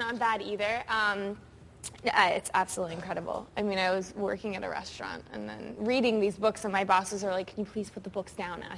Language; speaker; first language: English; native; English